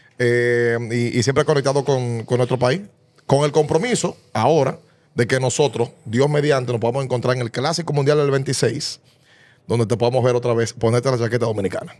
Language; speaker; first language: Spanish; native; Spanish